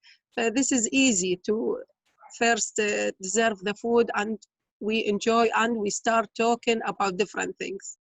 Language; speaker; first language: English; non-native, learner; Arabic